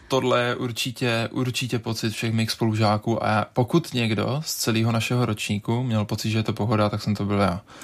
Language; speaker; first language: Czech; native; Czech